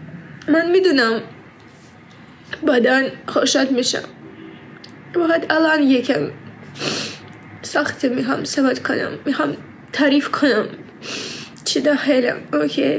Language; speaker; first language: Persian; early bilingual, heritage; Persian